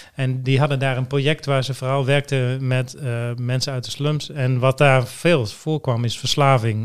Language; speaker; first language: Dutch; native; Dutch